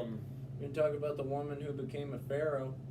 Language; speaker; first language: English; native; English